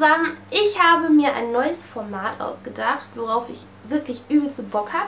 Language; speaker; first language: German; native; German